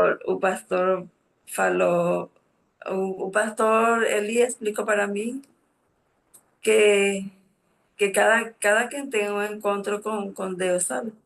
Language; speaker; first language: Portuguese; non-native, fluent; Spanish